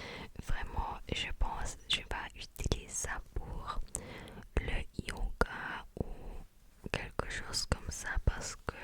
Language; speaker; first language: French; non-native, learner; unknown